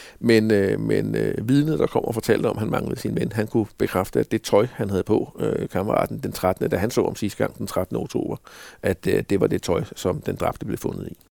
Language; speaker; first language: Danish; native; Danish